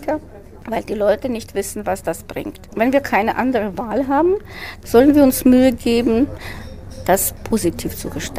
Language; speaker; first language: German; non-native, fluent; Russian